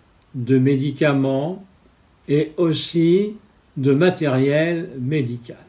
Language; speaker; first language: French; non-native, fluent; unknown